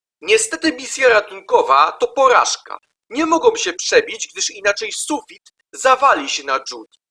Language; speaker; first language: Polish; native; Polish